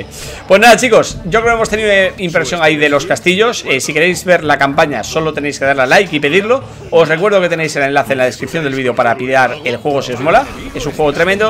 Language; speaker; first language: Spanish; native; Spanish